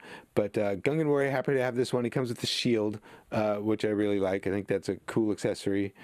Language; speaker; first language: English; native; English